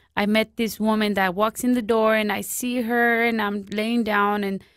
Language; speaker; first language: English; non-native, fluent; Spanish